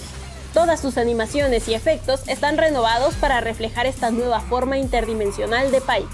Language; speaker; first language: Spanish; native; Spanish